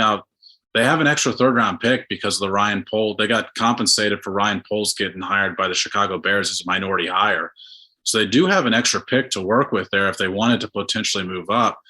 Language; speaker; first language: English; native; English